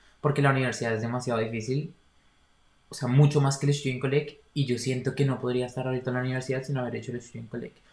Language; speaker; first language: Spanish; native; Spanish